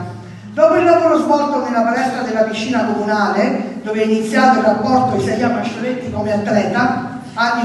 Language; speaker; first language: Italian; native; Italian